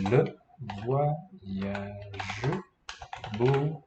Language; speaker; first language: French; non-native, fluent; English